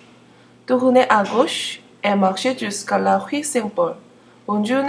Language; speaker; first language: French; non-native, learner; Korean